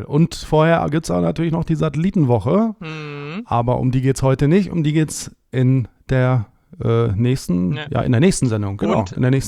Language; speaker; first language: German; native; German